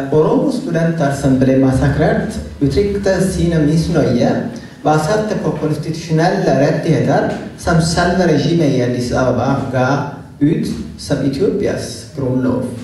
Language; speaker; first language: Norwegian; non-native, fluent; Oromo